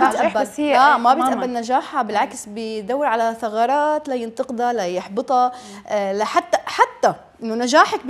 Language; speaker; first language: Arabic; native; Arabic